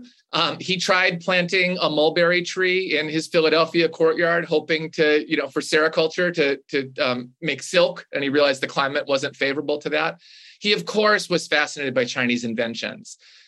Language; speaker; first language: English; native; English